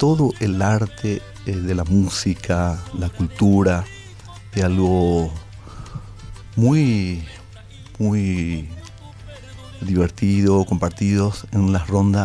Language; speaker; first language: Spanish; non-native, local second language; Guarani